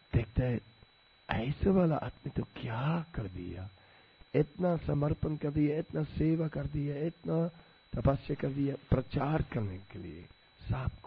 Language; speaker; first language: Hindi; non-native, fluent; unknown